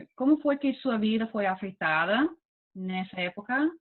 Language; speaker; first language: Portuguese; non-native, fluent; English